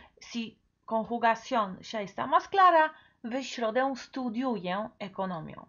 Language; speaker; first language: Spanish; non-native, fluent; Polish